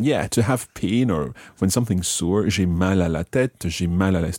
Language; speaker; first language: French; non-native, fluent; English